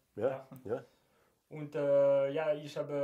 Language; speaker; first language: German; non-native, learner; French